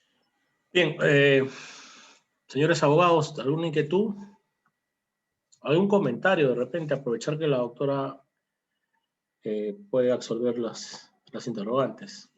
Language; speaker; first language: Spanish; native; Spanish